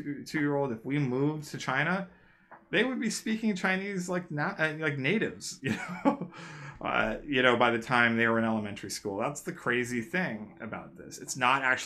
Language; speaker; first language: English; native; English